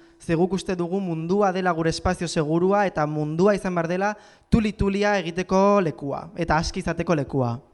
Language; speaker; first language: Basque; non-native, local second language; Spanish